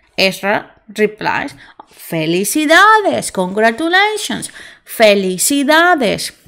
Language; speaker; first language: English; non-native, fluent; Spanish